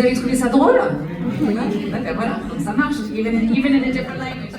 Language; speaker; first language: French; native; French